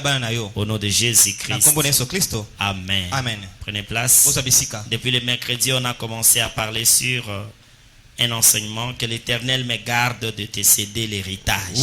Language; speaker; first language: Haitian Creole; non-native, local second language; Lingala